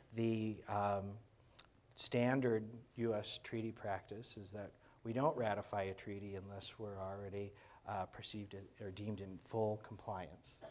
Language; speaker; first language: English; native; English